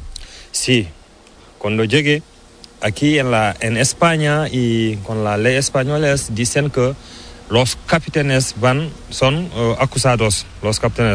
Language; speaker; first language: Spanish; non-native, learner; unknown